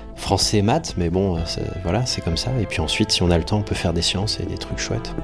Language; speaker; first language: French; native; French